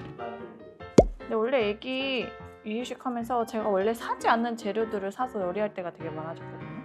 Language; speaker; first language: Korean; non-native, fluent; Japanese